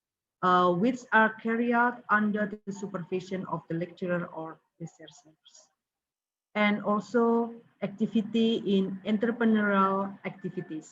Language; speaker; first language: English; non-native, learner; Indonesian